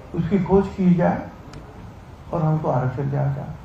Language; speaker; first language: Hindi; non-native, local second language; Marathi